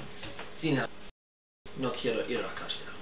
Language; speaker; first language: Spanish; non-native, learner; English